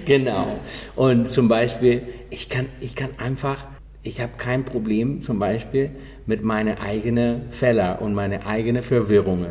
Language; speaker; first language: German; non-native, fluent; Spanish